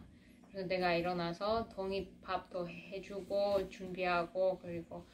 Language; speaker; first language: Korean; non-native, fluent; Russian